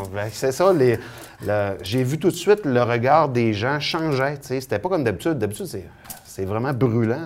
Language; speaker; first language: French; native; French